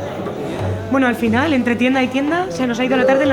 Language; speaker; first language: Spanish; native; Spanish